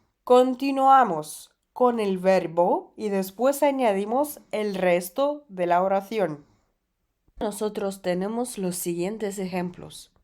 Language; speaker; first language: Spanish; non-native, fluent; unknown